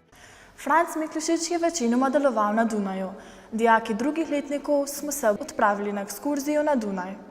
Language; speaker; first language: Slovenian; native; Slovenian